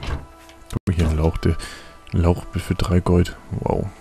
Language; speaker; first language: German; native; German